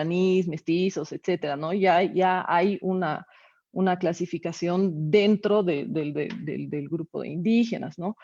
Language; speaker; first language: Spanish; native; Spanish